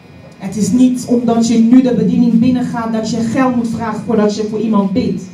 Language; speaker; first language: Dutch; non-native, fluent; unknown